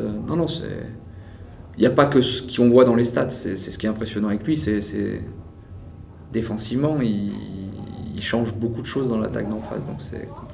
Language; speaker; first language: French; native; French